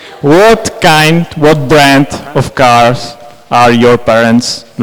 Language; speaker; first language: English; non-native, fluent; Czech